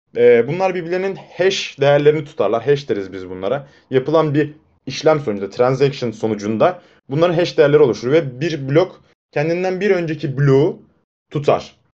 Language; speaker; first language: Turkish; native; Turkish